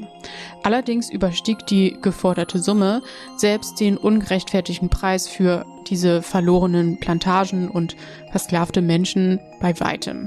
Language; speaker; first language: German; native; German